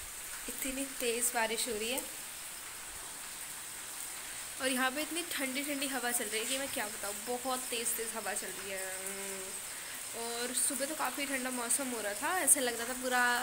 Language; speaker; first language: Hindi; native; Hindi